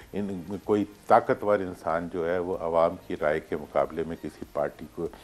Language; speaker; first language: Urdu; native; Urdu